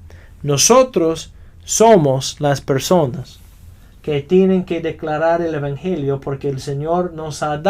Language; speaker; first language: Spanish; non-native, fluent; English